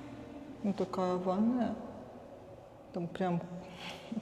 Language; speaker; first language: Russian; native; Russian